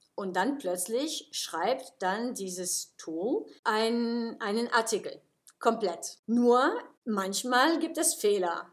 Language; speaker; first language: German; non-native, fluent; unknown